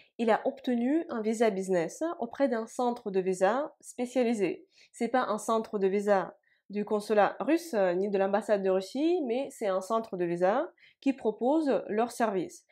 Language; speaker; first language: French; non-native, fluent; Russian